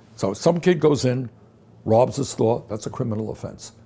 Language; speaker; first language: English; native; English